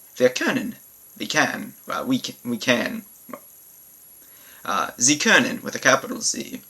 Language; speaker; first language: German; non-native, learner; English